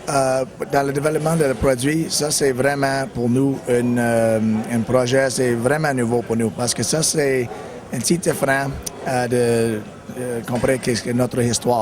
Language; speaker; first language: French; non-native, learner; English